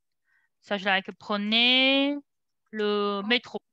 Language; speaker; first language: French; non-native, fluent; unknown